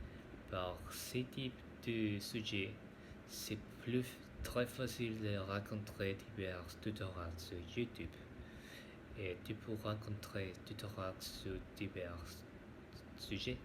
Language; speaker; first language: French; non-native, learner; Spanish